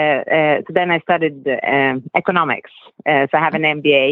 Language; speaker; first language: English; non-native, fluent; Swedish